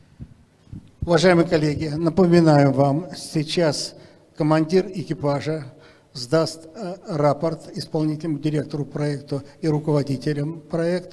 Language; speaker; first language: Russian; native; Russian